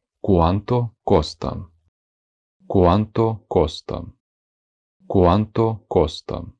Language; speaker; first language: Italian; non-native, fluent; Ukrainian